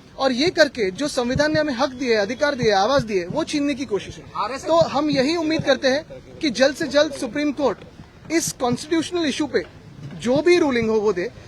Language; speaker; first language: Hindi; non-native, local second language; Marathi